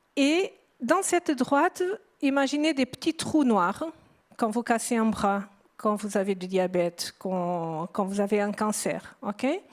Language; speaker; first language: French; non-native, fluent; Portuguese